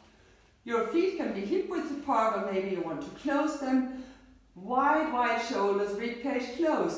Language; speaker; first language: English; non-native, fluent; German